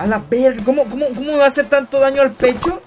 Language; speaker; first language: Spanish; native; Spanish